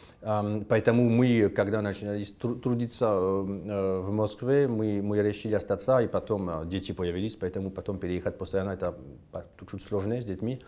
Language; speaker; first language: Russian; non-native, fluent; French